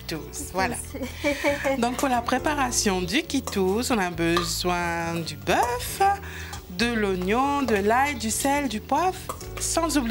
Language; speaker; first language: French; non-native, local second language; Morisyen